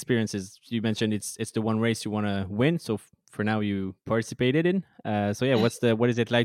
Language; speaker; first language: English; non-native, fluent; French